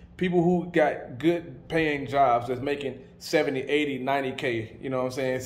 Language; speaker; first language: English; native; English